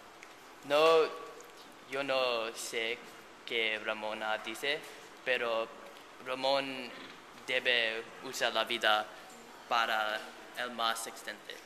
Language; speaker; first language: Spanish; non-native, learner; English